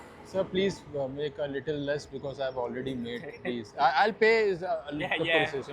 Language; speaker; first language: English; non-native, fluent; Hindi